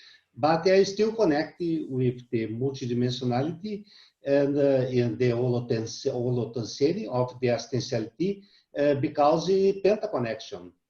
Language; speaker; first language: English; non-native, learner; Portuguese